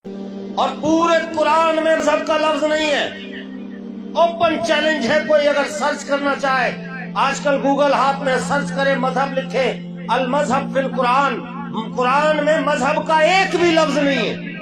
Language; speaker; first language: Urdu; native; Urdu